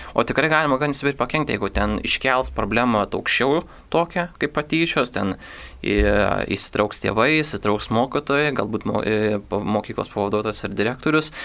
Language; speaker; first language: Lithuanian; native; Lithuanian